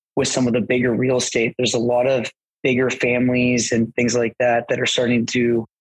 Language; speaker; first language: English; native; English